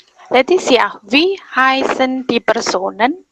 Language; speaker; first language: German; non-native, fluent; Indonesian